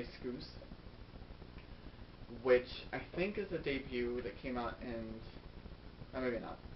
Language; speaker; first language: English; native; English